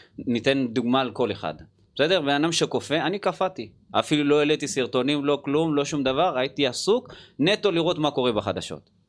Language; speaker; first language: Hebrew; native; Hebrew